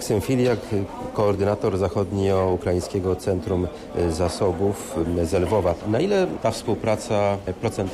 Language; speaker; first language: Polish; native; Polish